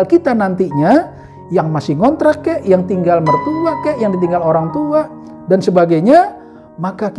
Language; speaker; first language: Indonesian; native; Indonesian